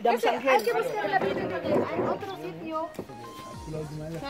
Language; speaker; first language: Spanish; early bilingual, other home language; Filipino